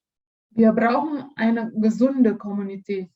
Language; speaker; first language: German; non-native, learner; Indonesian